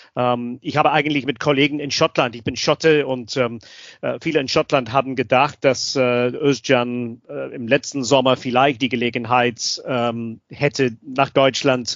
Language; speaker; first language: German; non-native, fluent; English